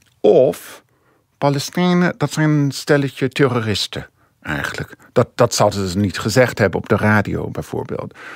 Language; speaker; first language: Dutch; non-native, fluent; English